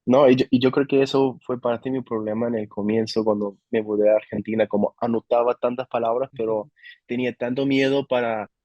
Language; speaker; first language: Spanish; non-native, fluent; English